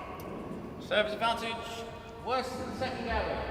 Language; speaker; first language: English; native; English